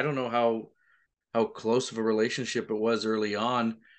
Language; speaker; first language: English; native; English